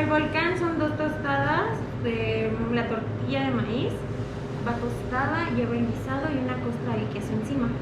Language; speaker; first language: Spanish; native; Spanish